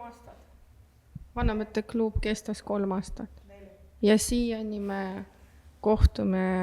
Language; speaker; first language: Estonian; non-native, local second language; Russian